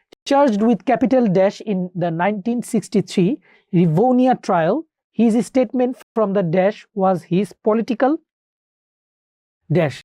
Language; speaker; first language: English; non-native, local second language; Bangla